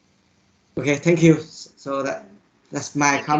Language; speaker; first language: English; non-native, learner; Vietnamese